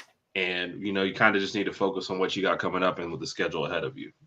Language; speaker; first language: English; native; English